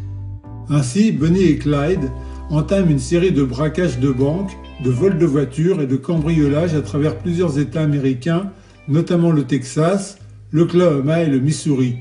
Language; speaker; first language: French; native; French